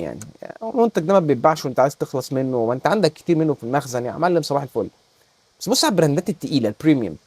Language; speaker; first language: Arabic; native; Arabic